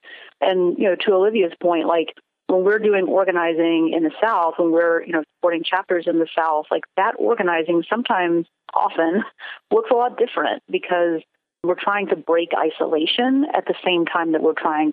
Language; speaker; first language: English; native; English